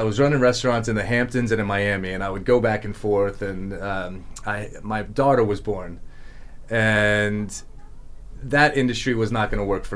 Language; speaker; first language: English; native; English